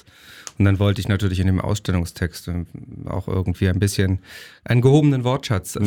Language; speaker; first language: German; native; German